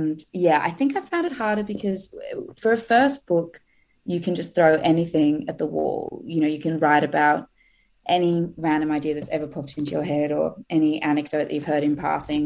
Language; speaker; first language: English; native; English